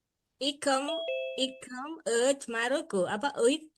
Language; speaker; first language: Dutch; non-native, learner; Indonesian